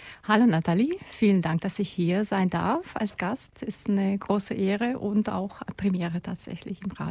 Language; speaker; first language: German; non-native, fluent; Russian